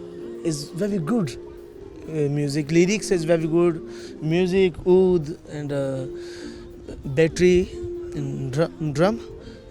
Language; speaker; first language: English; non-native, learner; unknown